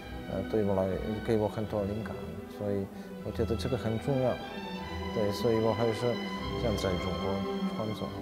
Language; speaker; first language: Chinese; non-native, fluent; Czech